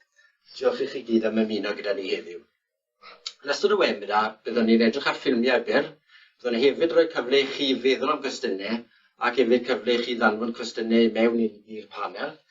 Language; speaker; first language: Welsh; native; Welsh